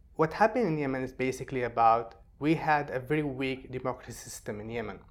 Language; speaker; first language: English; non-native, fluent; Arabic